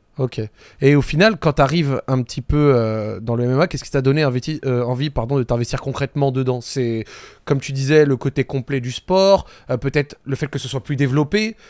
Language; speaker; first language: French; native; French